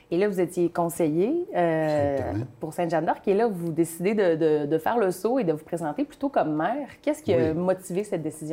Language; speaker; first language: French; native; French